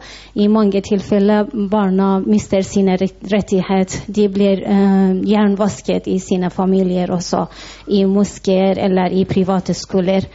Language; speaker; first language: Norwegian; non-native, fluent; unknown